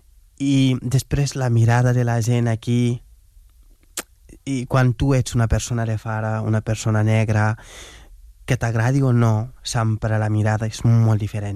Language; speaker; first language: Catalan; non-native, fluent; Wolof